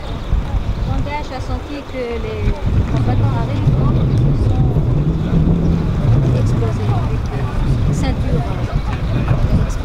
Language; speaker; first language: French; non-native, fluent; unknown